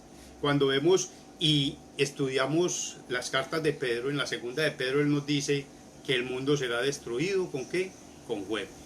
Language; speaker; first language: Spanish; native; Spanish